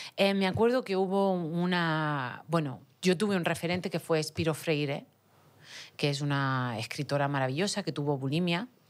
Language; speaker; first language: Spanish; native; Spanish